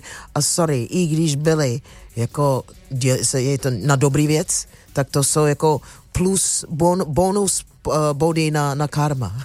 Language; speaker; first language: Czech; non-native, fluent; English